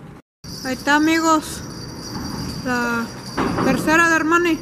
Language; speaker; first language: Spanish; early bilingual, heritage; Spanish